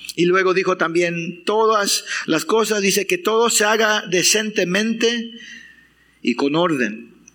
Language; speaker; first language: Spanish; non-native, fluent; English